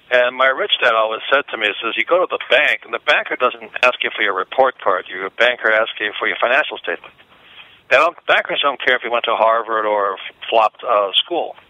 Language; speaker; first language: English; native; English